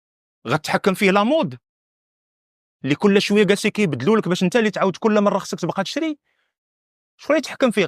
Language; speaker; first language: Arabic; native; Arabic